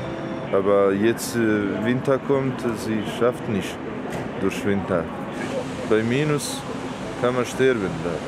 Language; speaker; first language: German; non-native, learner; Bosnian